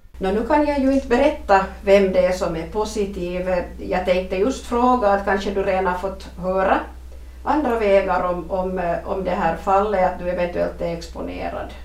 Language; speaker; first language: Swedish; native; Swedish